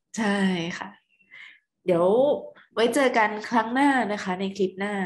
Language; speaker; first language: Thai; native; Thai